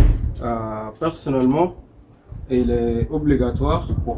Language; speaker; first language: French; non-native, learner; Arabic